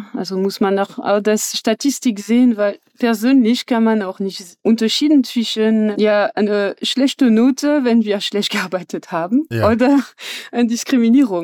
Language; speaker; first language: German; non-native, fluent; French